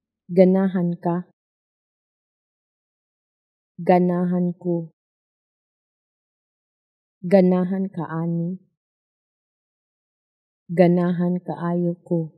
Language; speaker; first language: Cebuano; non-native, learner; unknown